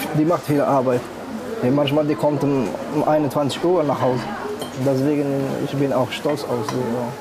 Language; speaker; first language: German; non-native, learner; Arabic